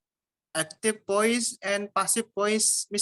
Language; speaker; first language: English; non-native, learner; Indonesian